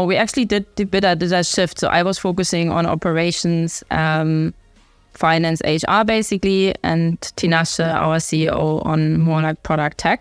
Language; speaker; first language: English; non-native, fluent; German